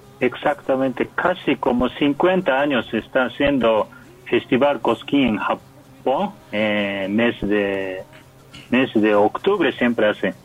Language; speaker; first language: Spanish; non-native, learner; Japanese